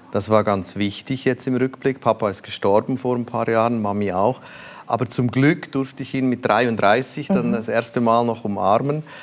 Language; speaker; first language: German; native; German